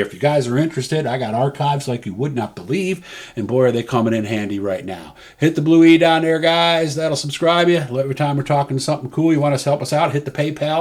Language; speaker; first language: English; native; English